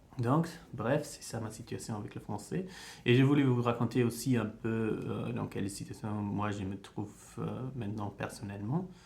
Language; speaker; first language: French; early bilingual, heritage; French